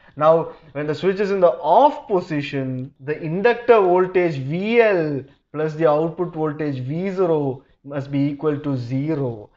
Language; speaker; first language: English; non-native, local second language; Malayalam